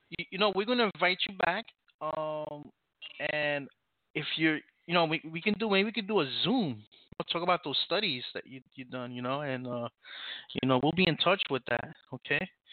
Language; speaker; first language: English; native; English